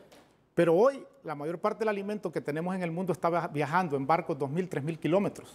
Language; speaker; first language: Spanish; native; Spanish